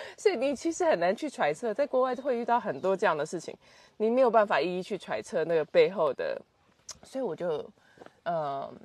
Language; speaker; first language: Chinese; native; Chinese